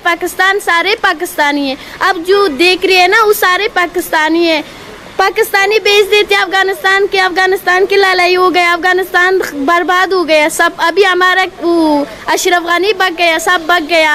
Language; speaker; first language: Hindi; non-native, learner; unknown